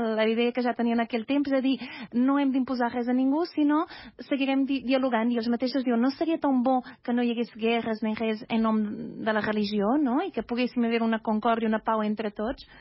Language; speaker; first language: Catalan; non-native, fluent; Portuguese